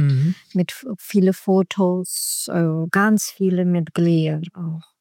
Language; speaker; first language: German; non-native, learner; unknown